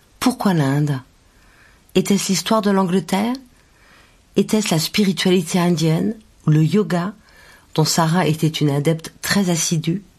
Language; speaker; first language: French; native; French